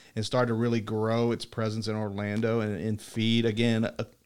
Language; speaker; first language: English; native; English